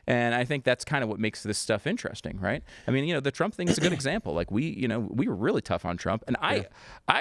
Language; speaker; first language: English; native; English